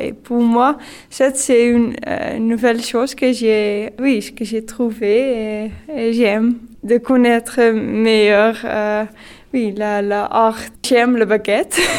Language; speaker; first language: French; non-native, learner; Dutch